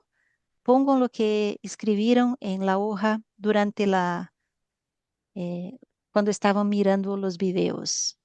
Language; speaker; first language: Spanish; non-native, learner; Portuguese